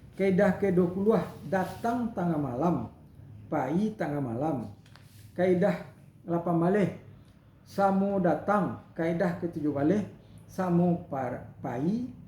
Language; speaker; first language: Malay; non-native, local second language; Minangkabau